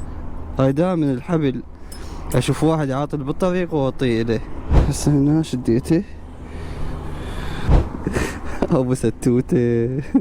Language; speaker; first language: Arabic; native; Arabic